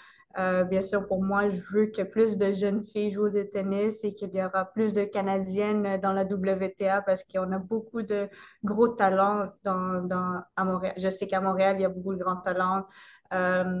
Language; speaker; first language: French; non-native, local second language; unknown